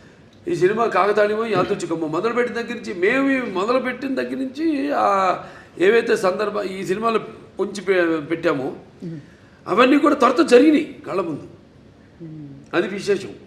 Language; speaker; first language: Telugu; native; Telugu